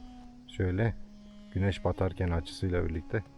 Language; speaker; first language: Turkish; native; Turkish